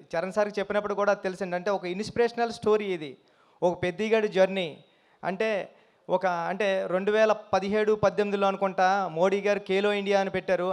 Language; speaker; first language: Telugu; native; Telugu